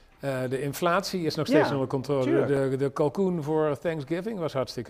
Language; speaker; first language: Dutch; native; Dutch